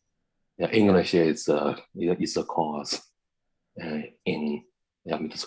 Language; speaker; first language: English; non-native, learner; Chinese